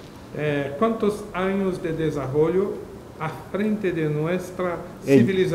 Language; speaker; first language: Spanish; non-native, learner; Portuguese